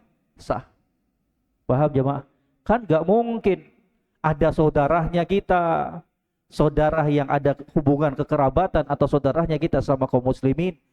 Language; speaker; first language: Indonesian; native; Indonesian